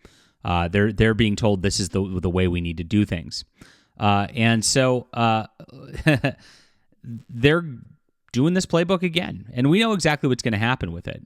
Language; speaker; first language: English; native; English